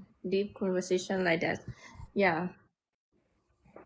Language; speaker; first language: English; non-native, learner; Thai